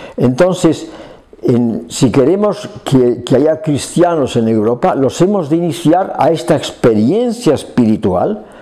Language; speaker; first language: Spanish; native; Spanish